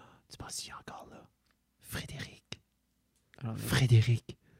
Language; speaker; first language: French; native; French